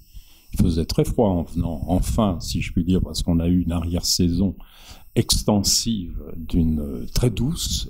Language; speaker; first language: French; native; French